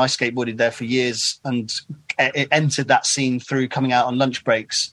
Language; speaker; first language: English; native; English